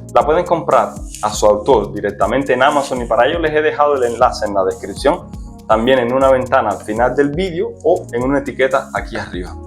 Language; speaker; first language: Spanish; native; Spanish